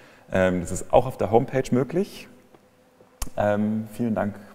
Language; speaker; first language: German; native; German